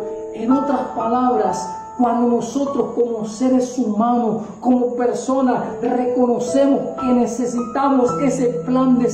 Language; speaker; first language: Spanish; native; Spanish